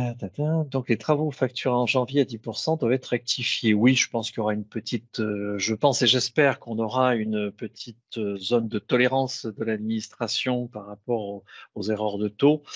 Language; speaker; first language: French; native; French